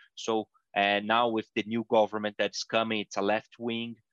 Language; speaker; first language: English; non-native, fluent; Portuguese